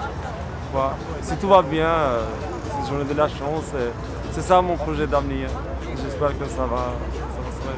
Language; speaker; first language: French; non-native, fluent; Albanian